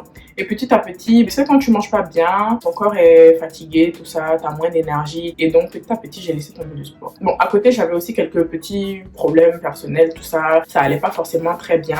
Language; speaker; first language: French; native; French